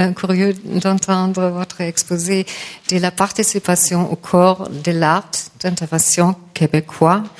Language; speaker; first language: French; non-native, learner; German